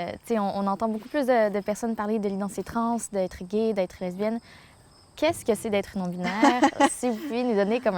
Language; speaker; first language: French; native; French